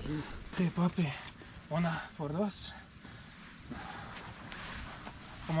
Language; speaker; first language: Spanish; non-native, learner; Croatian